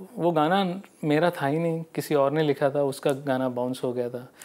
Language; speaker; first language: Hindi; non-native, local second language; Marathi